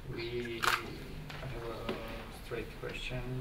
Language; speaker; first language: English; non-native, learner; Romanian